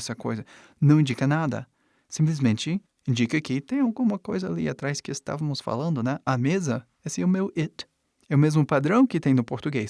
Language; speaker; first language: Portuguese; non-native, fluent; English